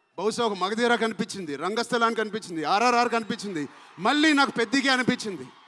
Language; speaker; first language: Telugu; native; Telugu